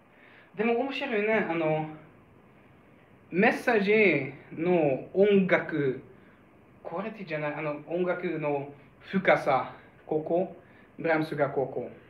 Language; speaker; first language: Japanese; non-native, fluent; Hungarian